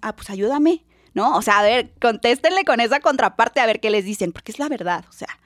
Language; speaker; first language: Spanish; native; Spanish